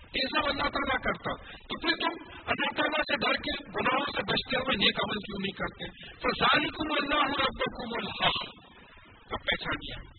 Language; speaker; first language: Urdu; native; Urdu